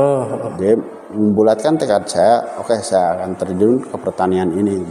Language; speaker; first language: Indonesian; native; Indonesian